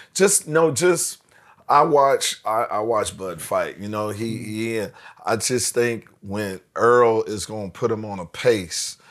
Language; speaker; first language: English; native; English